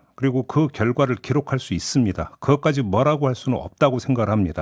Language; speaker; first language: Korean; native; Korean